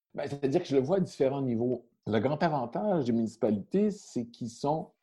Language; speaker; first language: French; native; French